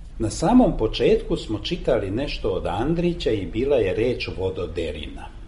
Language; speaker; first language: Serbian; non-native, local second language; Hungarian